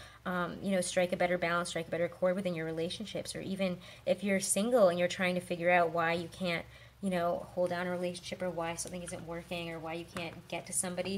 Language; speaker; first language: English; native; English